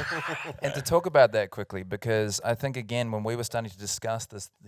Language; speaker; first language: English; native; English